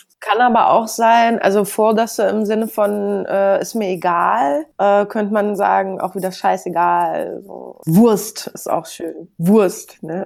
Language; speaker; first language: German; native; German